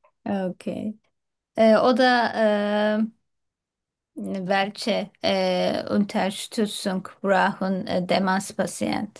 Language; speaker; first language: German; non-native, learner; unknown